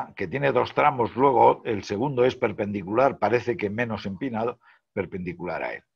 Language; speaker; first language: Spanish; native; Spanish